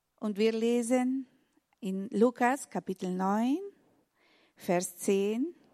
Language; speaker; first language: German; non-native, learner; Spanish